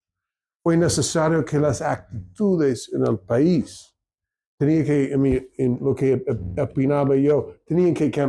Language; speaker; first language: Spanish; non-native, fluent; English